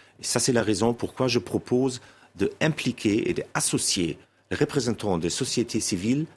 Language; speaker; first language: French; non-native, fluent; German